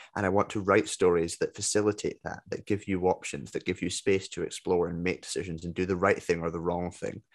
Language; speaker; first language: English; native; English